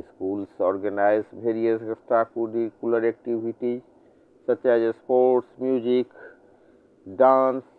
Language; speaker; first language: English; non-native, local second language; Hindi